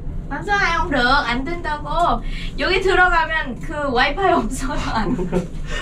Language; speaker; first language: Korean; non-native, learner; Vietnamese